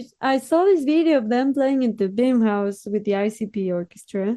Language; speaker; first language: English; non-native, fluent; Spanish